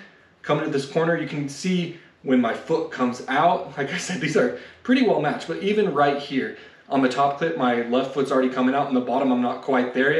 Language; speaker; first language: English; native; English